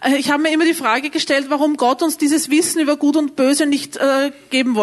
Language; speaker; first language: German; native; German